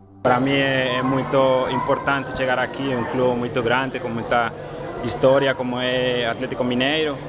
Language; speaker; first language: Portuguese; non-native, learner; Spanish